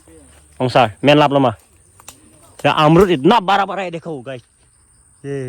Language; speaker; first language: Hindi; non-native, local second language; Karbi